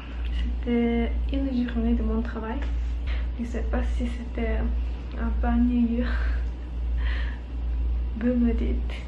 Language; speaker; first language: French; non-native, learner; Japanese